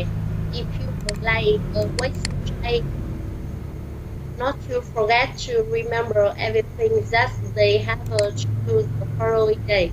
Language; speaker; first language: English; non-native, learner; Vietnamese